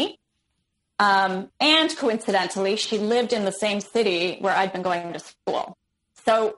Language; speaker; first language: English; native; English